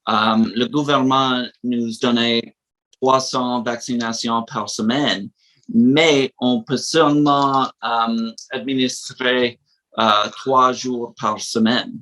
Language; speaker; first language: French; non-native, learner; English